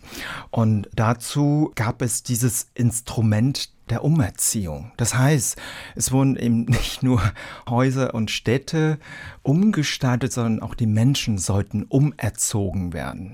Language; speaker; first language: German; early bilingual, other home language; Vietnamese